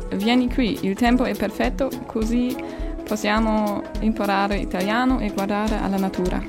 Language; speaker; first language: Italian; non-native, learner; German